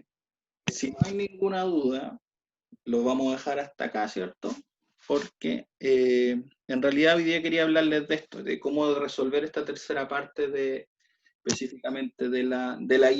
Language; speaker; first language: Spanish; native; Spanish